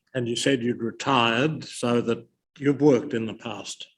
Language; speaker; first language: English; native; English